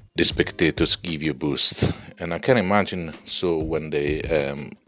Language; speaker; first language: English; non-native, fluent; Italian